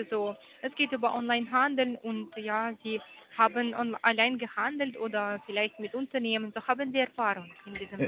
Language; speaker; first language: German; non-native, learner; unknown